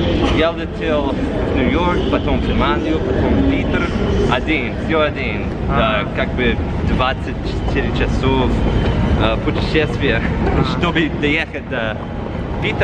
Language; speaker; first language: Russian; non-native, learner; English